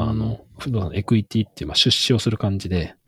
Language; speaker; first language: Japanese; native; Japanese